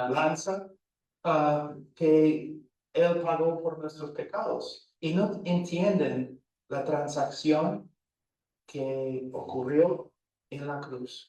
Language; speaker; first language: Spanish; non-native, fluent; English